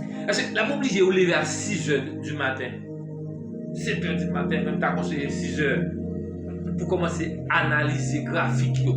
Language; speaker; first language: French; non-native, learner; Haitian Creole